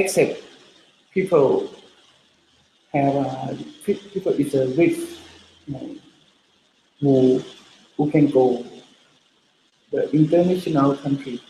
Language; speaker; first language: English; non-native, learner; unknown